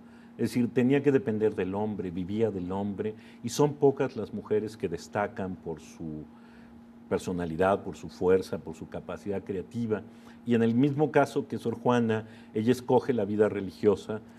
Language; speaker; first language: Spanish; native; Spanish